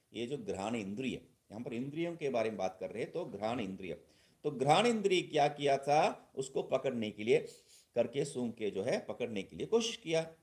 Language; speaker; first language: Hindi; non-native, local second language; Tamil